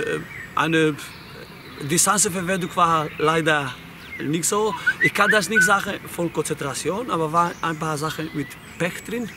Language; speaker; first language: German; non-native, fluent; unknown